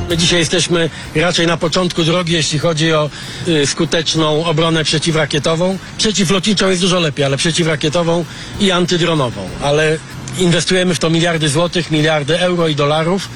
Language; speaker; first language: Polish; native; Polish